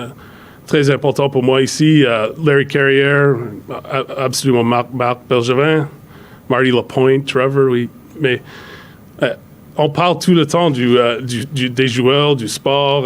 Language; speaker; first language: French; non-native, fluent; English